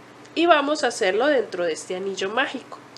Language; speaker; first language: Spanish; native; Spanish